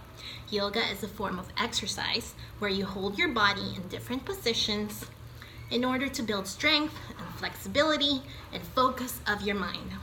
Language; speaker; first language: English; native; English